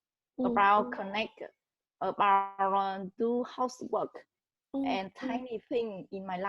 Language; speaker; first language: English; non-native, learner; Vietnamese